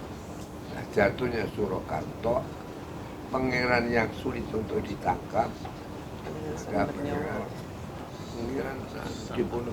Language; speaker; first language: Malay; non-native, local second language; Javanese